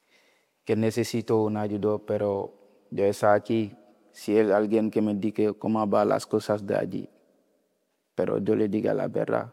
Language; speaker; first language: Spanish; non-native, learner; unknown